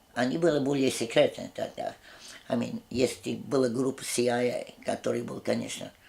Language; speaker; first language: Russian; non-native, fluent; English